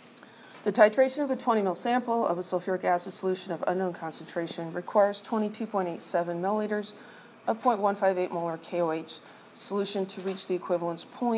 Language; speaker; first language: English; native; English